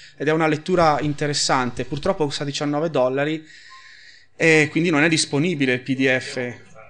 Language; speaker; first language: Italian; native; Italian